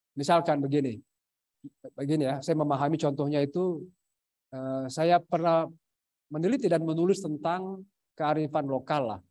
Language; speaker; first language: Indonesian; native; Indonesian